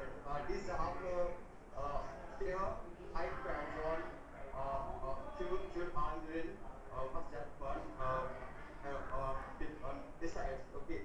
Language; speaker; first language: German; non-native, learner; Hindi